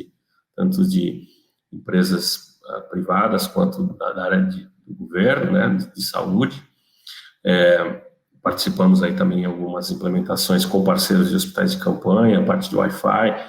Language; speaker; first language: Portuguese; native; Portuguese